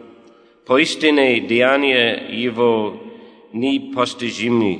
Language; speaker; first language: Russian; non-native, fluent; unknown